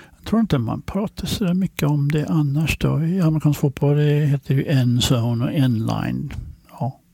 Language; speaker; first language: Swedish; non-native, fluent; English